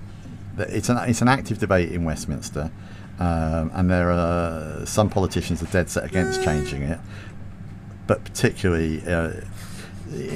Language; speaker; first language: English; native; English